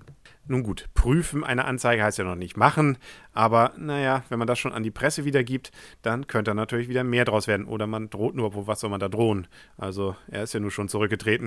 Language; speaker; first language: German; native; German